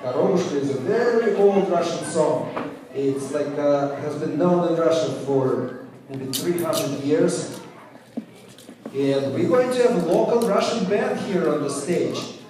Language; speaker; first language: English; non-native, fluent; Russian